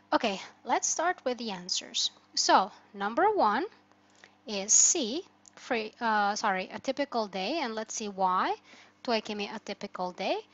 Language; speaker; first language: English; non-native, fluent; Albanian